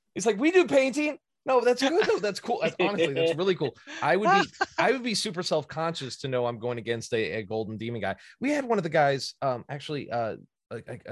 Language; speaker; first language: English; native; English